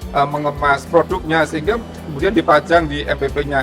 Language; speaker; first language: Indonesian; native; Indonesian